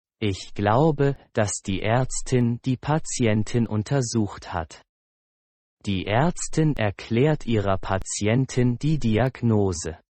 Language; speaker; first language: German; non-native, fluent; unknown